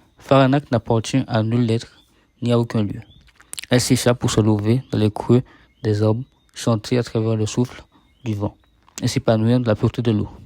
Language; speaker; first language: French; native; French